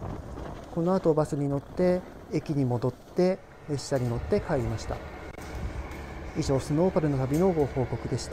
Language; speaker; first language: Japanese; native; Japanese